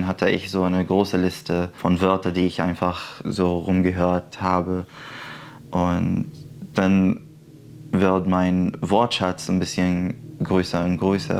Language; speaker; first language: German; non-native, fluent; Arabic